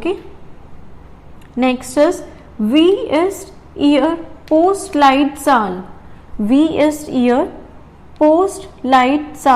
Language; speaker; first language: German; non-native, learner; Hindi